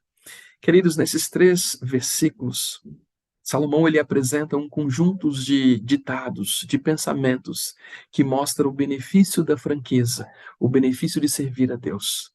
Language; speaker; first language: Portuguese; native; Portuguese